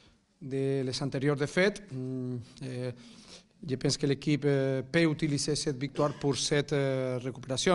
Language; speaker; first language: French; non-native, fluent; Catalan